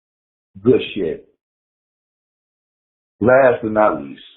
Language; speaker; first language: English; native; English